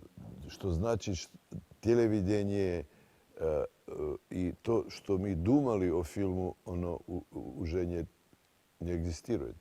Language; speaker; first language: Russian; non-native, fluent; Serbian